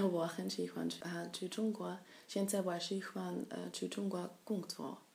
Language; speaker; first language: Chinese; non-native, learner; German